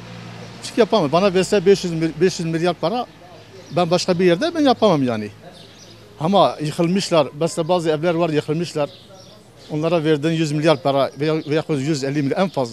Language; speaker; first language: Turkish; non-native, local second language; Kurdish